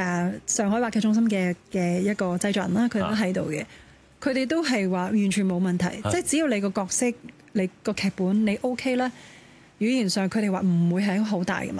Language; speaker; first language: Cantonese; native; Cantonese